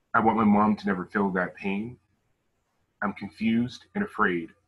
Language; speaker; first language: English; native; English